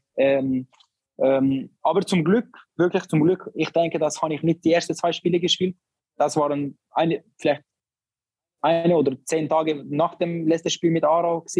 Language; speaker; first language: German; non-native, learner; Albanian